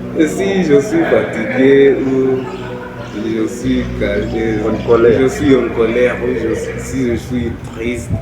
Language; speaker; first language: French; non-native, learner; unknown